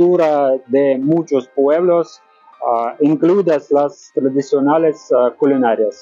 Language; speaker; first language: Spanish; non-native, learner; Russian